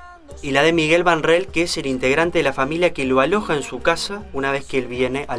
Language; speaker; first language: Spanish; native; Spanish